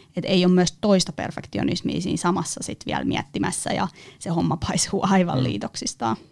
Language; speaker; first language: Finnish; native; Finnish